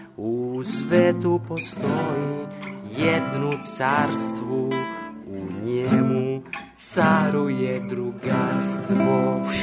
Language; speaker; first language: Serbian; non-native, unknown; Italian